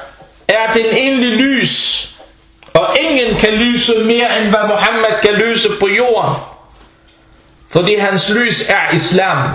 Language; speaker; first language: Danish; early bilingual, other home language; Arabic